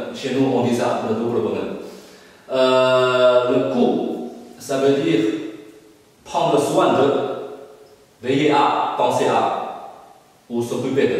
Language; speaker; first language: French; non-native, fluent; Chinese